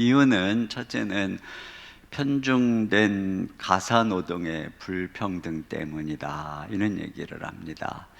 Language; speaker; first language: Korean; native; Korean